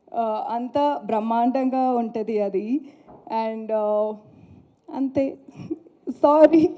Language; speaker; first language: Telugu; non-native, learner; Tamil